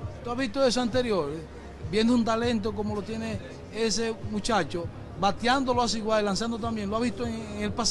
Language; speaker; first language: Spanish; native; Spanish